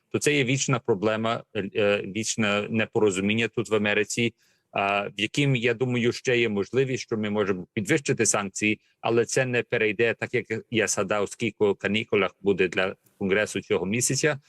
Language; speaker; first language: Ukrainian; early bilingual, heritage; Ukrainian